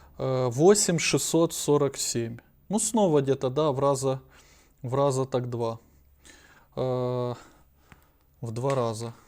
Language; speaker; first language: Russian; non-native, local second language; Ukrainian